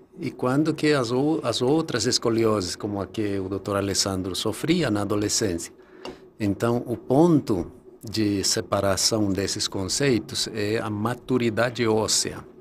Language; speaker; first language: Portuguese; non-native, fluent; Spanish